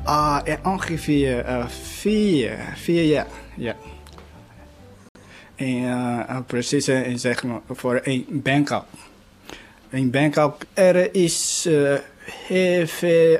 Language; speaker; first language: Dutch; non-native, learner; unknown